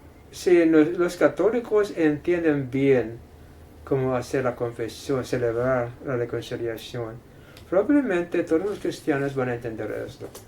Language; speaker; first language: Spanish; non-native, fluent; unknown